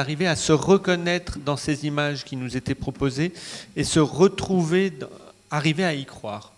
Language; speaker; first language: French; non-native, local second language; Arabic